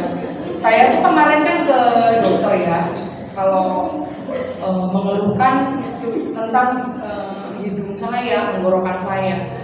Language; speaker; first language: Indonesian; native; Indonesian